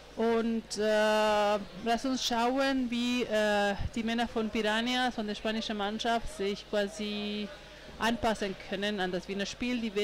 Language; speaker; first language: German; non-native, learner; Spanish